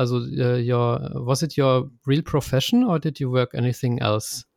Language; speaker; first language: English; non-native, fluent; German